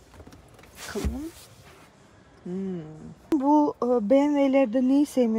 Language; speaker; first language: Turkish; native; Turkish